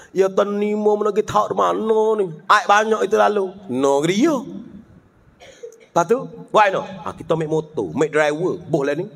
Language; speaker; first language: Malay; native; Malay